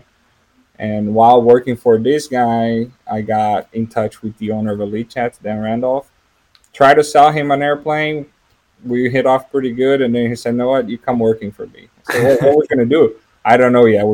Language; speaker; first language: English; non-native, fluent; Portuguese